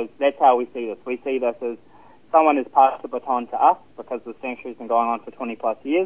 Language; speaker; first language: English; native; English